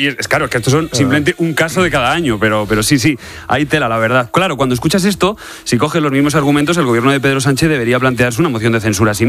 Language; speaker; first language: Spanish; native; Spanish